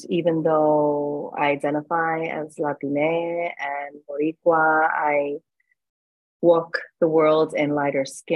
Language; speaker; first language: English; native; English